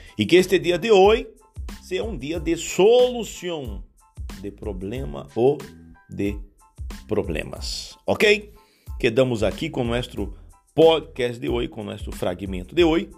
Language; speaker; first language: Portuguese; non-native, learner; Spanish